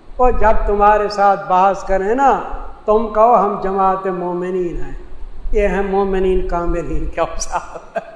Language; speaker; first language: Urdu; non-native, local second language; Punjabi